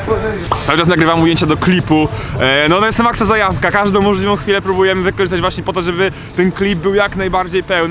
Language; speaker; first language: Polish; native; Polish